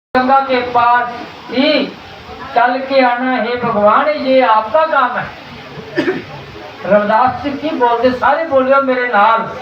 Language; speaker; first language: Hindi; non-native, local second language; Punjabi